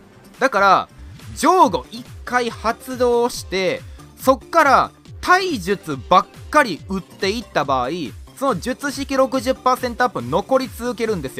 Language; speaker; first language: Japanese; native; Japanese